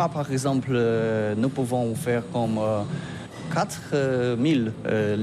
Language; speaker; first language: French; non-native, learner; Polish